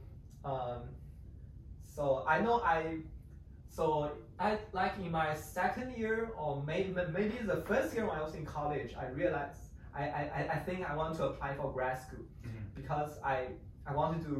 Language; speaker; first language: English; non-native, fluent; Chinese